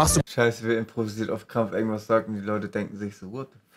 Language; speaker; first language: German; native; German